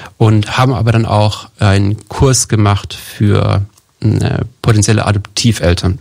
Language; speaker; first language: German; native; German